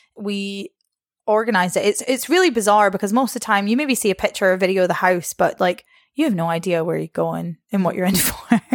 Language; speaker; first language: English; native; English